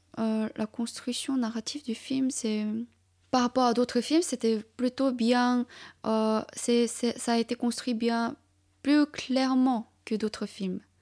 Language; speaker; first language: French; non-native, fluent; Chinese